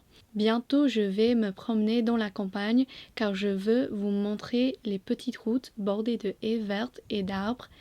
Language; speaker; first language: French; non-native, fluent; English